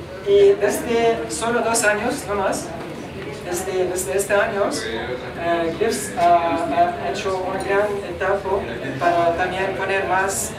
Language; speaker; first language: Spanish; non-native, learner; Arabic